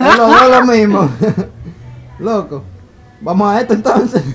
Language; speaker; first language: Spanish; native; Spanish